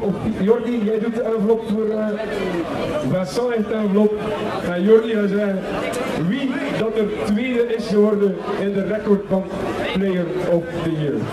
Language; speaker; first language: Dutch; native; Dutch